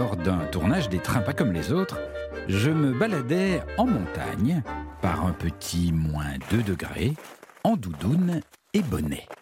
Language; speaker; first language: French; native; French